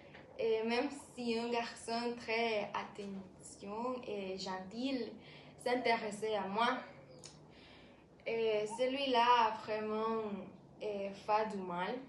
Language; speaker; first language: French; non-native, learner; Spanish